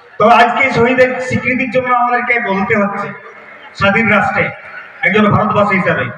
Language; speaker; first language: Bangla; native; Bangla